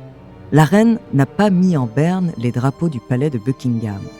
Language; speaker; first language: French; native; French